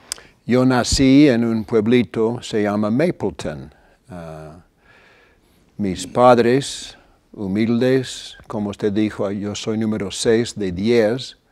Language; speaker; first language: Spanish; non-native, fluent; English